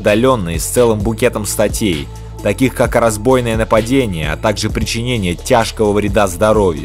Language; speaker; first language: Russian; native; Russian